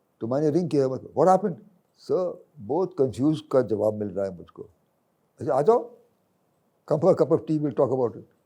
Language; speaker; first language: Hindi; non-native, local second language; English